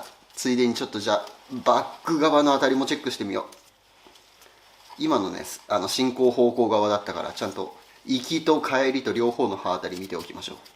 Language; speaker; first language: Japanese; native; Japanese